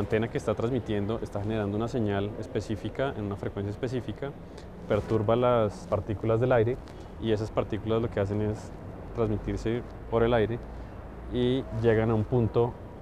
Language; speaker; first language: Spanish; native; Spanish